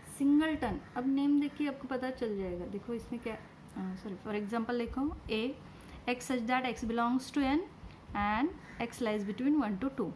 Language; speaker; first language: Hindi; non-native, local second language; Marathi